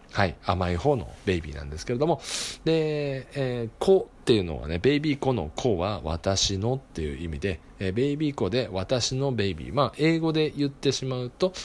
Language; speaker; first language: Japanese; native; Japanese